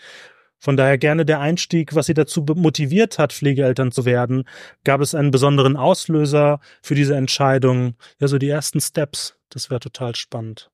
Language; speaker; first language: German; native; German